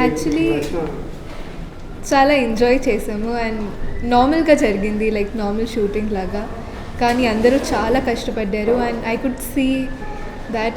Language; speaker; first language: Telugu; non-native, local second language; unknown